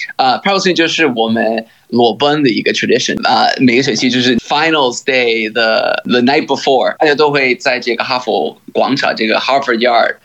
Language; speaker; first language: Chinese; non-native, fluent; English